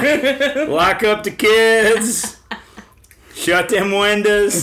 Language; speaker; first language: English; native; English